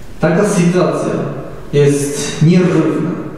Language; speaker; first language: Polish; non-native, learner; Japanese